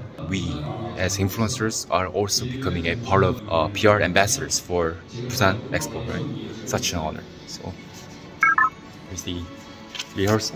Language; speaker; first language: English; non-native, fluent; Korean